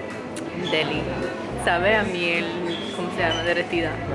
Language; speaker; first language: Spanish; non-native, fluent; Croatian